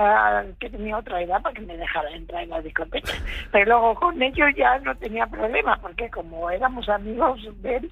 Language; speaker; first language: Spanish; native; Spanish